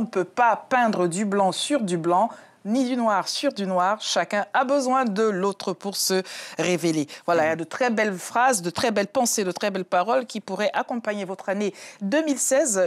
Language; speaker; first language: French; native; French